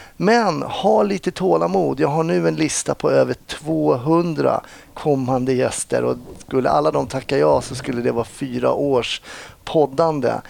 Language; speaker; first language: Swedish; native; Swedish